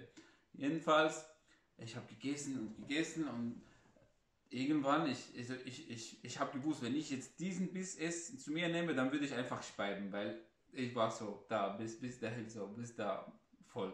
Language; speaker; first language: German; non-native, fluent; Arabic